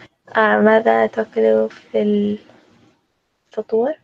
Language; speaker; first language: Arabic; non-native, learner; English